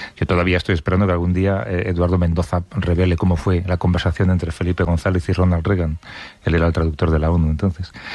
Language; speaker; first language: Spanish; native; Spanish